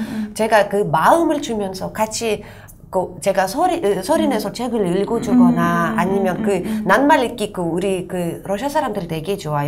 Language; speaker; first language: Korean; non-native, fluent; Russian